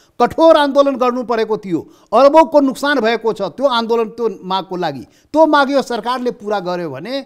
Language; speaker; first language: Nepali; non-native, local second language; Maithili